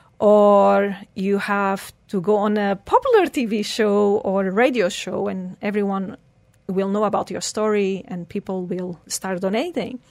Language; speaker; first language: English; non-native, fluent; Portuguese